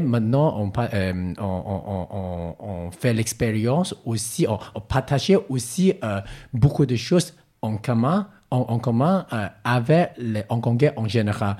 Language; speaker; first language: French; non-native, learner; Cantonese